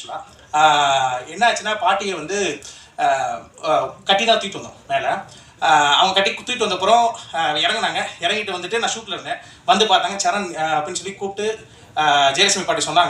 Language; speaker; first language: Tamil; native; Tamil